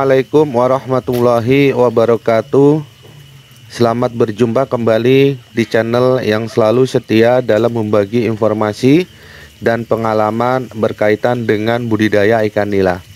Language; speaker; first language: Indonesian; native; Indonesian